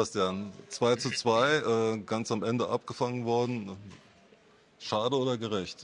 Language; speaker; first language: German; native; German